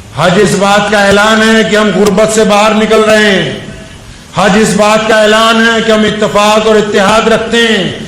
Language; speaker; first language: Urdu; non-native, local second language; Punjabi